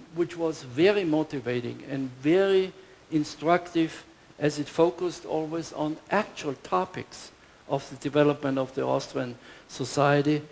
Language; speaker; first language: English; non-native, fluent; German